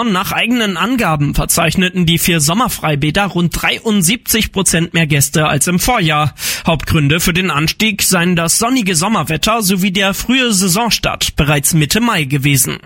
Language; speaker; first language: German; native; German